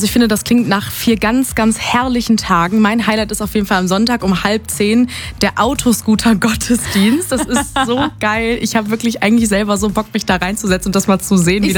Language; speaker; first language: German; native; German